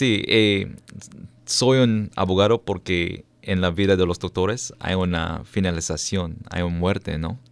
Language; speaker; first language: Spanish; non-native, fluent; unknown